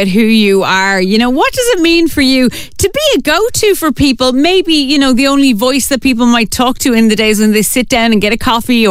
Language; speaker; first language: English; native; English